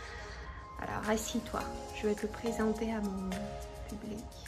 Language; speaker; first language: French; non-native, fluent; Russian